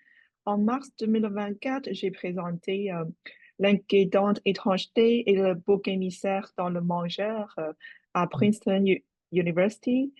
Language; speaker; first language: French; non-native, fluent; Chinese